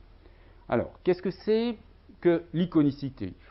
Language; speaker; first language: French; native; French